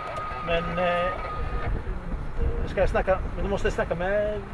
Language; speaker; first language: Swedish; non-native, fluent; Polish